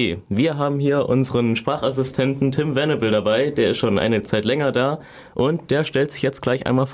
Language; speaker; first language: German; native; German